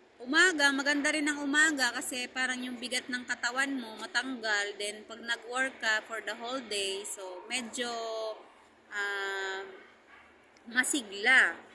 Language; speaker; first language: Filipino; native; Filipino